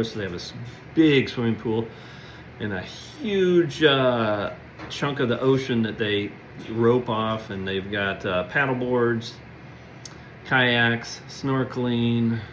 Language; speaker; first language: English; native; English